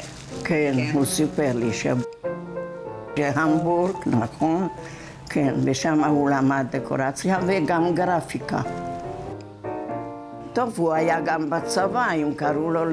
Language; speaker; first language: Hebrew; non-native, fluent; Czech